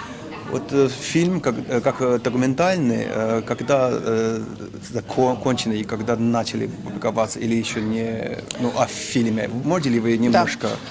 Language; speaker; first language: Russian; non-native, learner; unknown